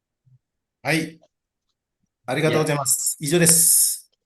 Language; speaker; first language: Japanese; non-native, learner; Indonesian